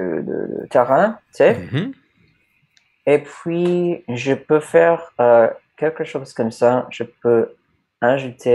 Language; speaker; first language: French; non-native, learner; English